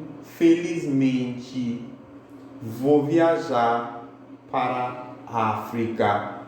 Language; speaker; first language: Portuguese; non-native, fluent; Haitian Creole